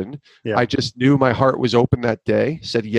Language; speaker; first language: English; native; English